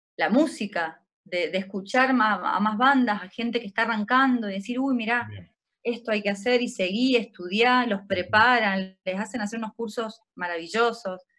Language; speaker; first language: Spanish; native; Spanish